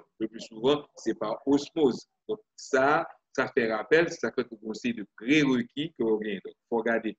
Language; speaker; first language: French; non-native, local second language; Haitian Creole